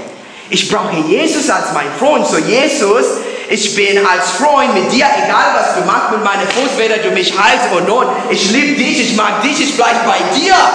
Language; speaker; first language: German; non-native, learner; English